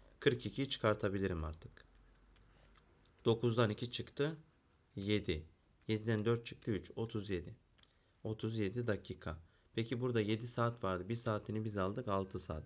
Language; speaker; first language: Turkish; native; Turkish